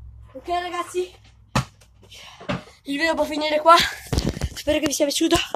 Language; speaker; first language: Italian; native; Italian